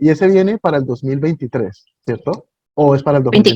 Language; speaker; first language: Spanish; native; Spanish